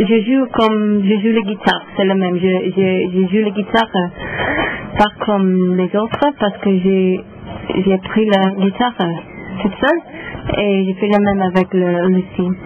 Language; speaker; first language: French; non-native, learner; English